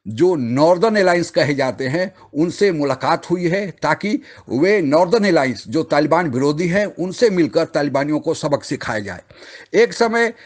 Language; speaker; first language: Hindi; native; Hindi